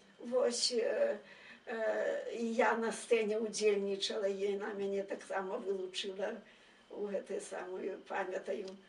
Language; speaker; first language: Belarusian; native; Belarusian